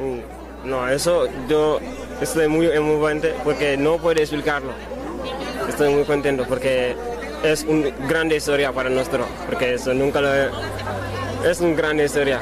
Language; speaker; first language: Spanish; non-native, learner; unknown